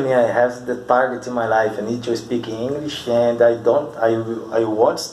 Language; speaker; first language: English; non-native, learner; Portuguese